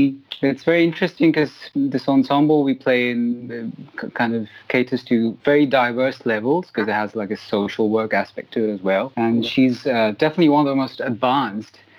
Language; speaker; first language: English; native; English